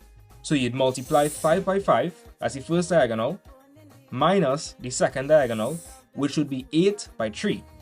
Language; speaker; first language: English; native; English